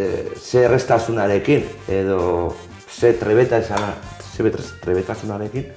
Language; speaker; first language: Basque; non-native, local second language; Spanish